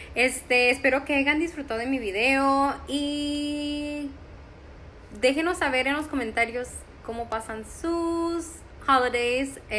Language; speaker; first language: Spanish; early bilingual, other home language; English